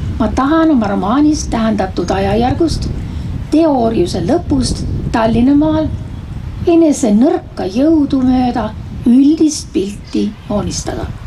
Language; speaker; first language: Estonian; early bilingual, heritage; Estonian